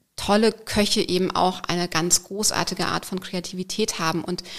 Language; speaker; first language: German; native; German